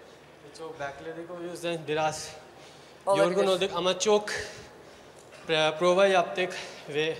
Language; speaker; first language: Turkish; non-native, learner; Urdu